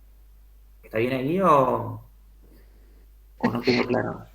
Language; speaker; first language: Spanish; native; Spanish